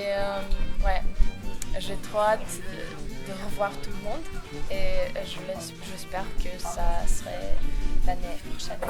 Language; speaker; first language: French; non-native, fluent; Serbian